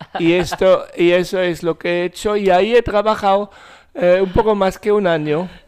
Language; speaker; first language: Spanish; non-native, fluent; German